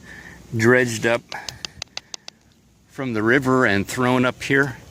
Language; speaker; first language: English; native; English